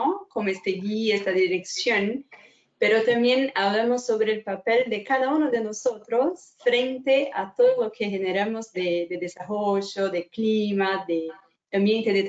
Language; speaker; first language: Spanish; non-native, fluent; Portuguese